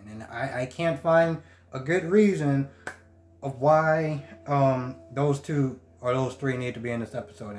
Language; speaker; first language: English; native; English